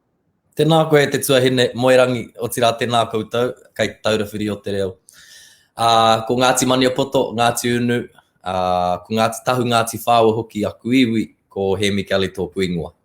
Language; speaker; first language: Māori; non-native, local second language; English